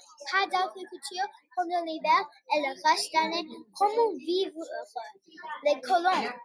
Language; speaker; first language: French; non-native, learner; English